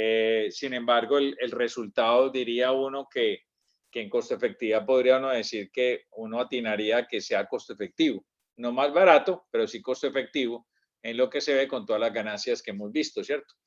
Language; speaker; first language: Spanish; native; Spanish